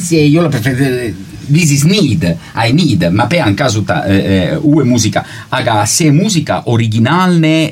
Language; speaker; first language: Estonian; non-native, learner; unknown